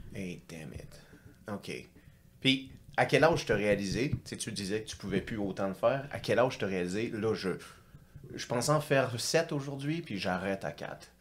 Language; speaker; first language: French; native; French